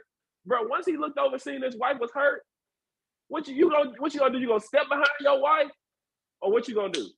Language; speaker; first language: English; native; English